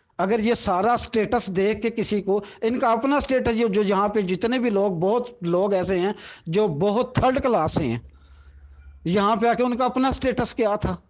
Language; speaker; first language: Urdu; non-native, local second language; Punjabi